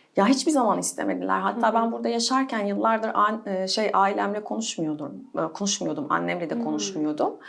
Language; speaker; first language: Turkish; non-native, fluent; Arabic